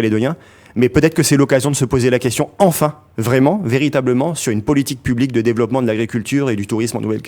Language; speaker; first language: French; native; French